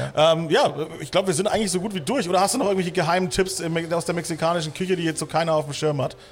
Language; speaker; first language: German; native; German